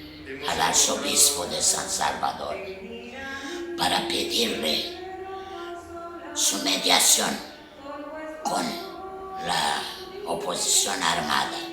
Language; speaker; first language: Spanish; non-native, fluent; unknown